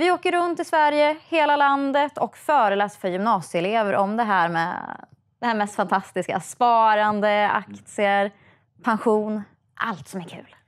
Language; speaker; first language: Swedish; native; Swedish